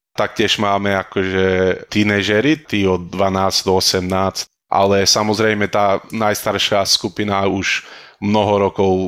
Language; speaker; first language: Slovak; early bilingual, heritage; Slovak